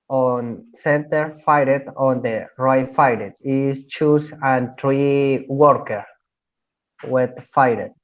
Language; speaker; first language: English; non-native, learner; Spanish